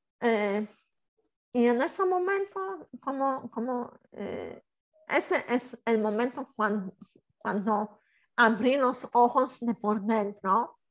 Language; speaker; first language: Spanish; non-native, fluent; Polish